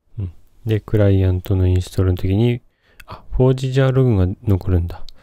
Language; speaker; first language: Japanese; native; Japanese